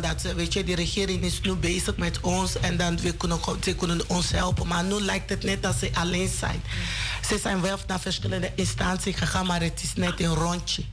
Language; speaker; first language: Dutch; non-native, learner; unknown